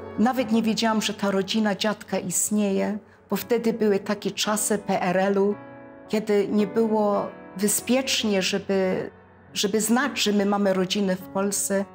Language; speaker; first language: Polish; early bilingual, heritage; Polish